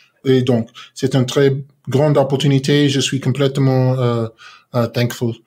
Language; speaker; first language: French; non-native, learner; English